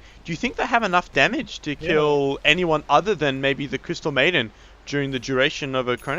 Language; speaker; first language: English; native; English